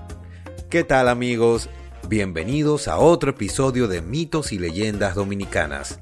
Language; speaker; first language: Spanish; native; Spanish